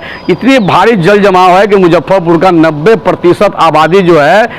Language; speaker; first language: Hindi; native; Hindi